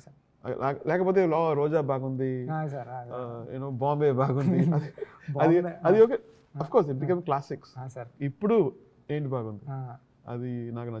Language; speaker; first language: Telugu; non-native, learner; Tamil